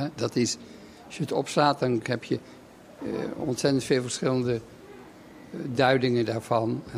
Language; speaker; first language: Dutch; native; Dutch